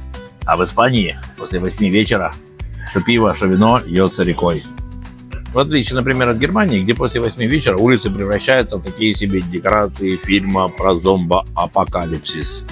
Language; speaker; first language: Russian; native; Russian